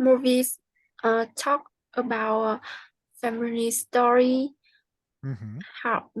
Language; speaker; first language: English; non-native, learner; Vietnamese